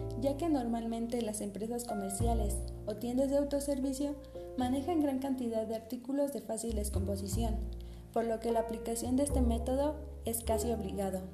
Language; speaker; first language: Spanish; native; Spanish